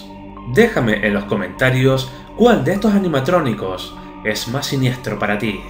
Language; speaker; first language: Spanish; native; Spanish